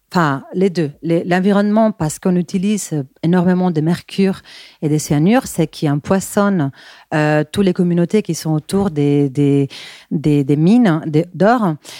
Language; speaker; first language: French; non-native, fluent; Spanish